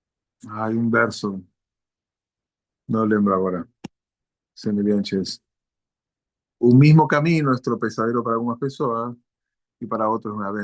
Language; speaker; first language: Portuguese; non-native, learner; Spanish